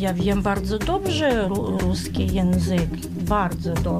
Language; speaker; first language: Polish; non-native, learner; Ukrainian